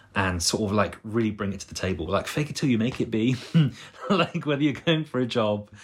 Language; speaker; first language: English; native; English